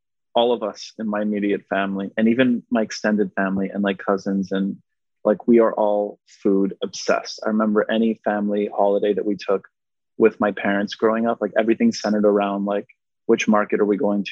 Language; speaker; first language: English; non-native, fluent; Polish